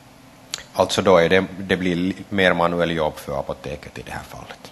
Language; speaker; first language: Swedish; non-native, local second language; Finnish